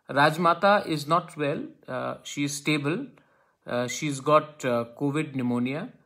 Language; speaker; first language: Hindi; non-native, local second language; Kok Borok